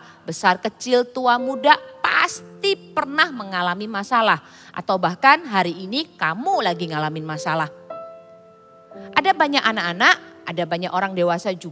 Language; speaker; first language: Indonesian; native; Indonesian